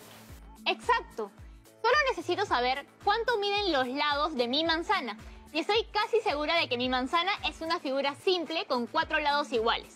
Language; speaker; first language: Spanish; native; Spanish